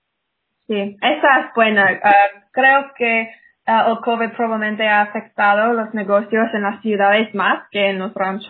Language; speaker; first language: Spanish; non-native, fluent; English